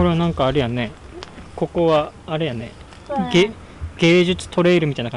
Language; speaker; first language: Japanese; native; Japanese